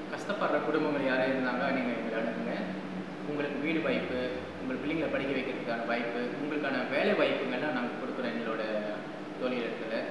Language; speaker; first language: Tamil; early bilingual, heritage; Tamil